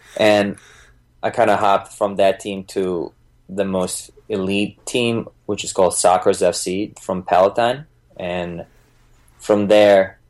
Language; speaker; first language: English; early bilingual, other home language; Bosnian